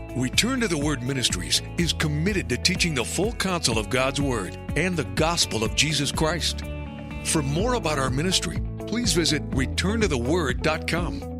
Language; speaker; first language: English; native; English